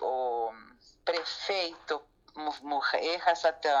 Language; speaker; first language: Greek; early bilingual, heritage; Greek